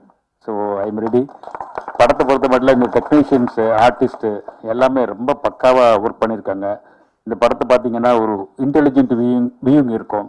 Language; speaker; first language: Tamil; non-native, fluent; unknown